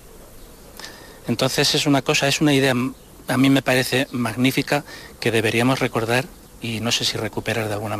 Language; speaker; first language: Spanish; native; Spanish